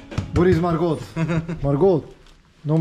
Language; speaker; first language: English; non-native, learner; Spanish